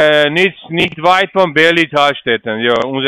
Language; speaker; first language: German; non-native, learner; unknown